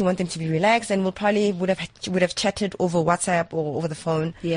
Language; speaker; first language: English; non-native, local second language; Zulu